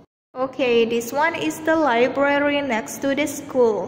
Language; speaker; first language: English; non-native, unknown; Indonesian